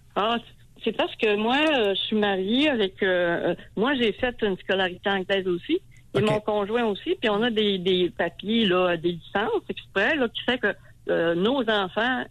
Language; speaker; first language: French; native; French